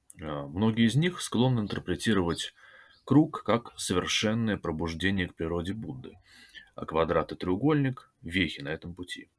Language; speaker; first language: Russian; native; Russian